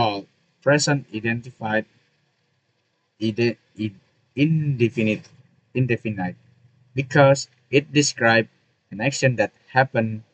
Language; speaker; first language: English; non-native, learner; Indonesian